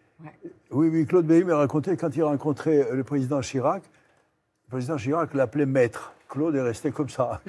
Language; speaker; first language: French; non-native, fluent; Greek